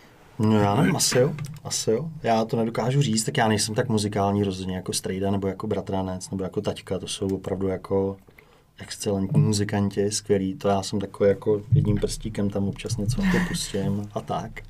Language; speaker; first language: Czech; native; Czech